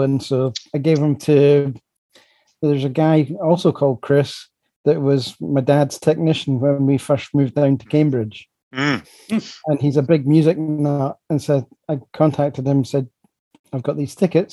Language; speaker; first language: English; native; English